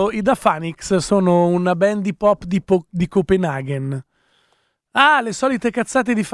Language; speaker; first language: Italian; native; Italian